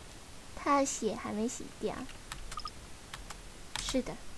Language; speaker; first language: Chinese; native; Chinese